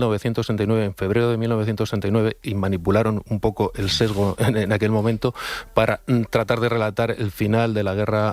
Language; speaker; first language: Spanish; native; Spanish